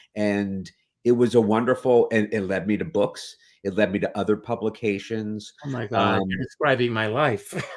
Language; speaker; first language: English; native; English